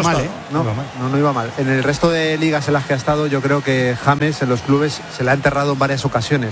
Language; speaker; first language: Spanish; native; Spanish